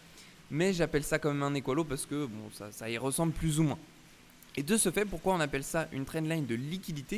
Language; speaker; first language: French; native; French